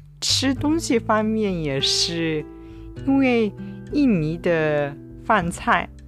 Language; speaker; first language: Chinese; non-native, fluent; Japanese